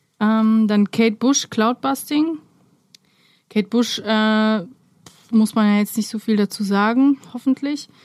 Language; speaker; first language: German; early bilingual, other home language; Romanian